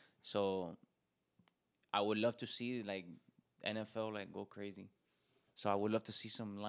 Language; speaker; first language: English; early bilingual, other home language; Spanish